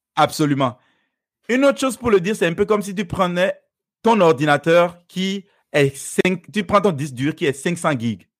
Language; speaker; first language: French; non-native, local second language; Fon